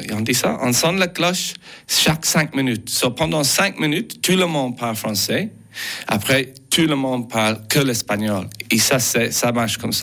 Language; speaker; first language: French; non-native, learner; English